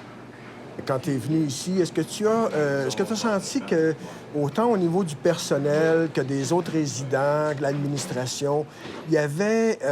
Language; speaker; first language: French; native; French